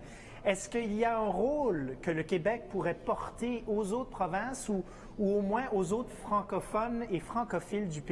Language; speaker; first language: French; native; French